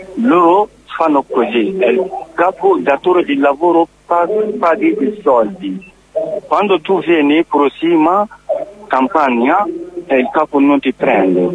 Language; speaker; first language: Italian; non-native, learner; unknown